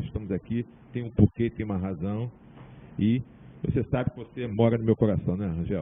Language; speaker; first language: Portuguese; native; Portuguese